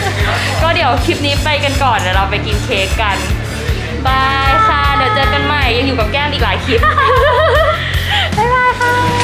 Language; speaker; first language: Thai; native; Thai